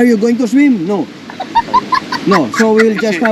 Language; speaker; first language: English; non-native, local second language; Waray